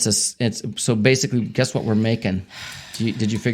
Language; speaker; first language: English; native; English